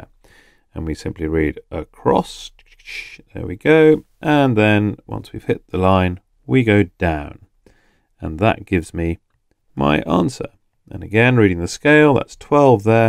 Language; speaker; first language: English; native; English